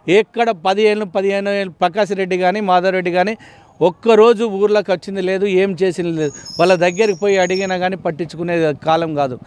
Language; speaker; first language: Telugu; native; Telugu